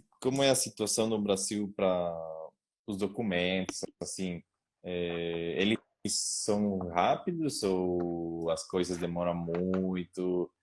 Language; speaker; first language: Portuguese; non-native, learner; Spanish